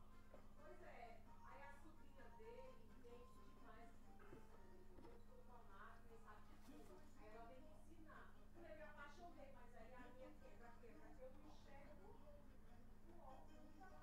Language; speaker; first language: Portuguese; native; Portuguese